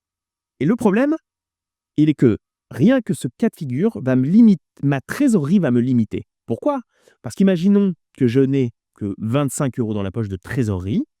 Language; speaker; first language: French; native; French